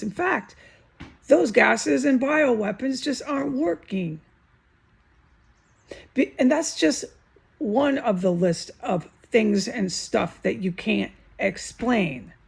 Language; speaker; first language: English; native; English